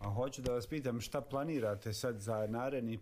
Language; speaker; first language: Serbian; native; Serbian